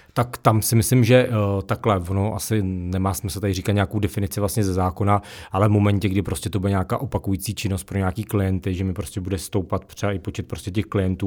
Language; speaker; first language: Czech; native; Czech